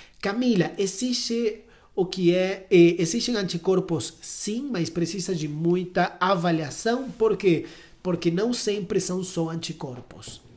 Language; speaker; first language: Portuguese; non-native, fluent; Spanish